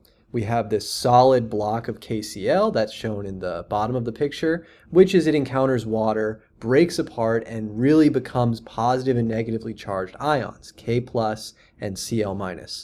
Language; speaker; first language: English; native; English